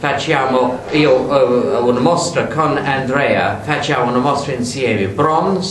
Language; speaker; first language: Italian; non-native, learner; English